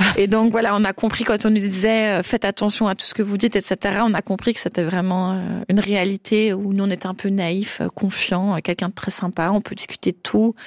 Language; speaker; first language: French; native; French